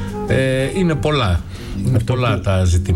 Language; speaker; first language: Greek; native; Greek